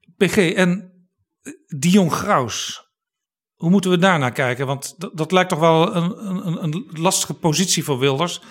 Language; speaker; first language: Dutch; native; Dutch